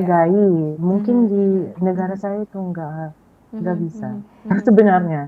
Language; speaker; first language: Indonesian; non-native, fluent; Filipino